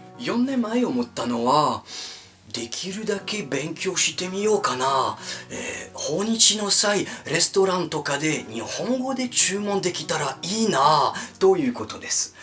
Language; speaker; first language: Japanese; non-native, fluent; French